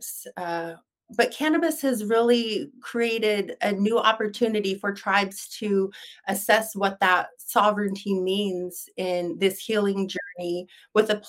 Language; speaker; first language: English; native; English